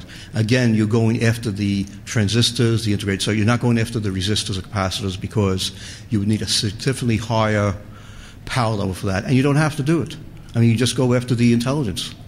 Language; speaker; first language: English; native; English